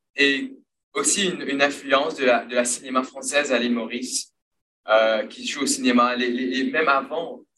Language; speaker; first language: French; non-native, local second language; Morisyen